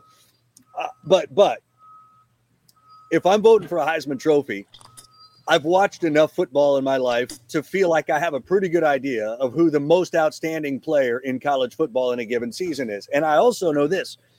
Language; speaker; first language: English; native; English